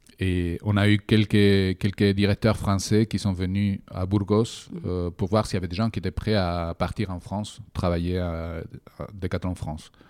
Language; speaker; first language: French; non-native, fluent; Spanish